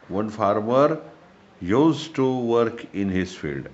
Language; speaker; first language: English; non-native, local second language; Marathi